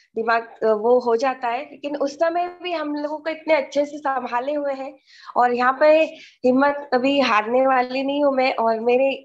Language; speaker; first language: Hindi; native; Hindi